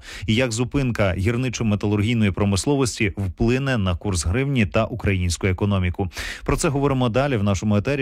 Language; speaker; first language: Ukrainian; native; Ukrainian